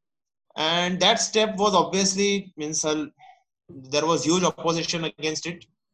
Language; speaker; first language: English; non-native, local second language; Gujarati